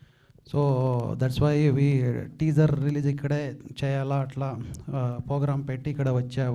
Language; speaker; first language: Telugu; non-native, learner; Kannada